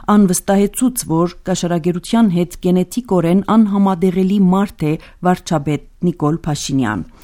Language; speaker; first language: Armenian; early bilingual, heritage; Armenian